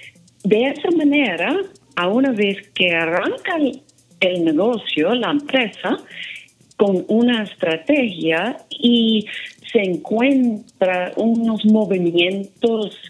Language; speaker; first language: Spanish; non-native, fluent; English